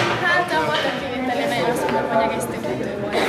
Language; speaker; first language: Hungarian; native; Hungarian